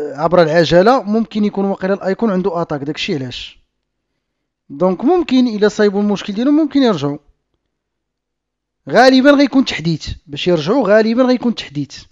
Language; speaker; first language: Arabic; native; Arabic